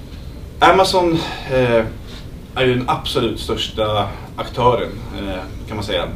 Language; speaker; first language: Swedish; native; Swedish